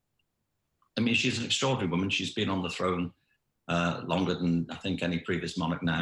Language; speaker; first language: English; native; English